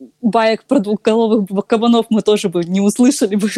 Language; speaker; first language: Russian; native; Russian